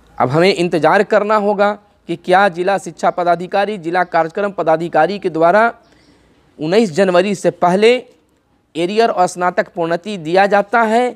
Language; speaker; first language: Hindi; native; Hindi